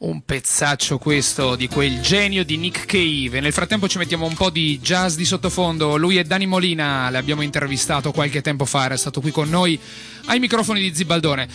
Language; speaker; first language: Italian; native; Italian